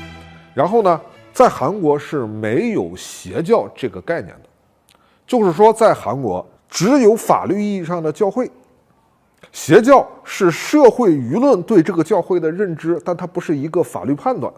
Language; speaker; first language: Chinese; native; Chinese